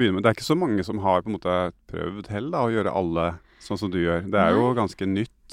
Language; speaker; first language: Norwegian; native; Norwegian